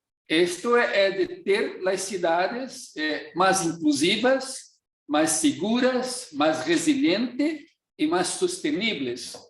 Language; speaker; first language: Portuguese; non-native, fluent; Spanish